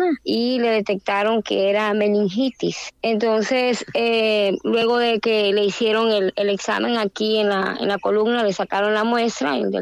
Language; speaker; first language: Spanish; native; Spanish